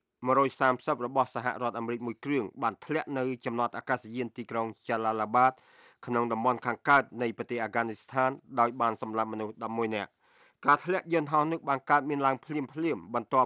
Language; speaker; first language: Khmer; native; Khmer